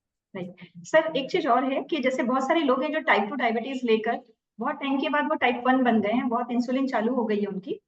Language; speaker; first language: Hindi; native; Hindi